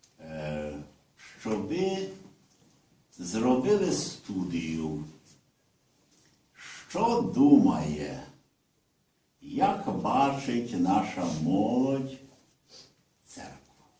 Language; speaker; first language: Ukrainian; early bilingual, heritage; Ukrainian